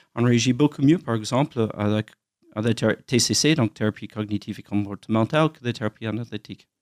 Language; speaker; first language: French; non-native, fluent; English